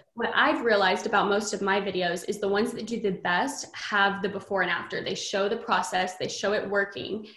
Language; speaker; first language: English; native; English